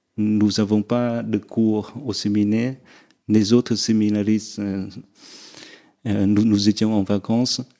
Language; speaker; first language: French; non-native, fluent; Vietnamese